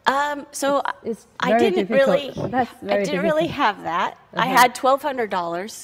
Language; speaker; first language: English; native; English